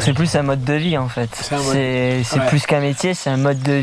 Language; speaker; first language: French; native; French